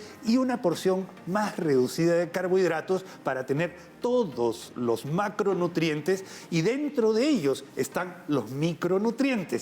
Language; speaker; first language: Spanish; native; Spanish